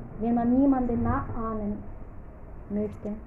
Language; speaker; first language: German; non-native, fluent; Russian